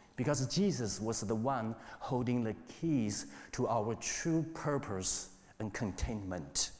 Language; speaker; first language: English; non-native, fluent; Chinese